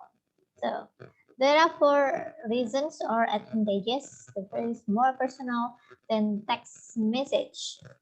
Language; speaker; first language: English; non-native, fluent; Indonesian